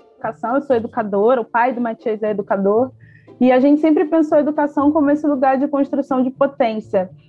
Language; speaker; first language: Portuguese; native; Portuguese